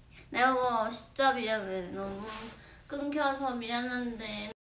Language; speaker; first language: Korean; non-native, fluent; Thai